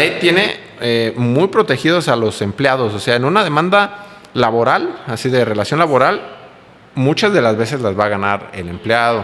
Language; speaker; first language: Spanish; native; Spanish